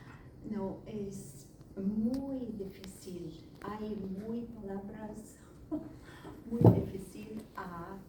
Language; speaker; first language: Spanish; non-native, learner; Arabic